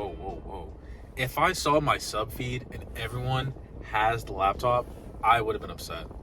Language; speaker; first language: English; native; English